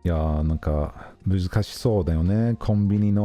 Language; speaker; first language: Japanese; non-native, learner; English